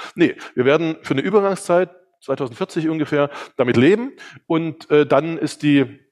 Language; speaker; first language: German; early bilingual, other home language; Hungarian